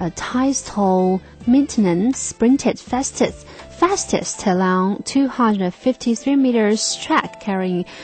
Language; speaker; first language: English; non-native, fluent; Chinese